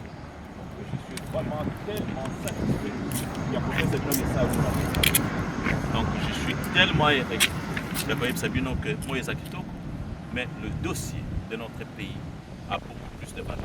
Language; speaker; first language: French; non-native, local second language; Lingala